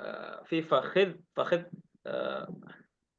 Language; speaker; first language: Arabic; non-native, fluent; Indonesian